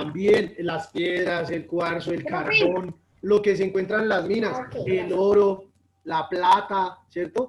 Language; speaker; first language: Spanish; native; Spanish